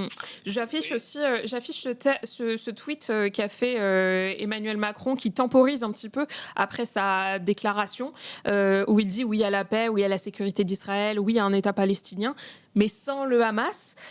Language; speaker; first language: French; native; French